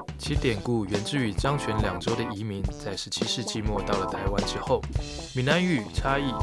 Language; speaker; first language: Chinese; native; Chinese